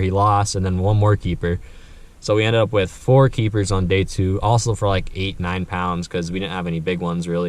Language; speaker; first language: English; native; English